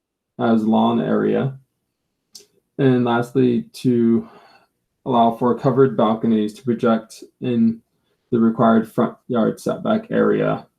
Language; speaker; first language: English; native; English